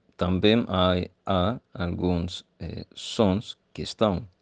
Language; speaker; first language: Portuguese; non-native, learner; Arabic